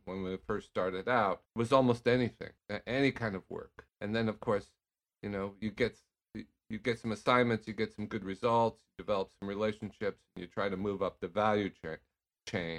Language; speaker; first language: English; native; English